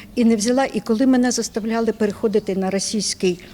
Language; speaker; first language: Ukrainian; non-native, local second language; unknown